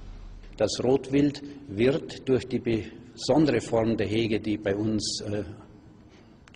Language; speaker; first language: German; native; German